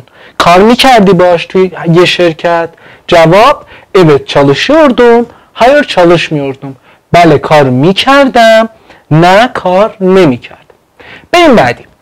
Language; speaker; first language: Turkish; non-native, fluent; Persian